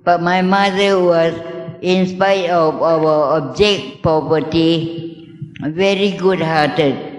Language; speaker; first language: English; non-native, fluent; Min Nan Chinese